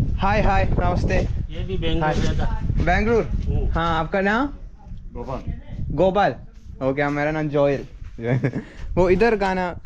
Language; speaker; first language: Hindi; non-native, learner; Malayalam